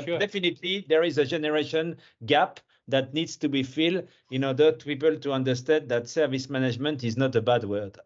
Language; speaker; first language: English; non-native, fluent; French